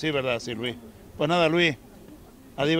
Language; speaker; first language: Spanish; native; Spanish